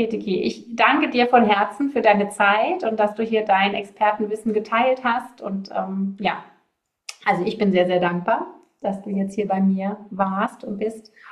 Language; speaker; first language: German; native; German